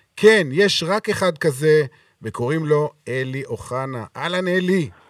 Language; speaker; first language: Hebrew; native; Hebrew